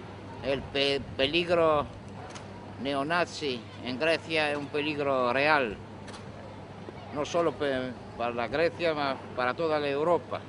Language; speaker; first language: Spanish; non-native, fluent; Greek